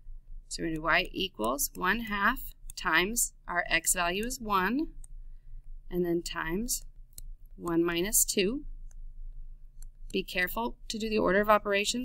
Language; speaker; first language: English; native; English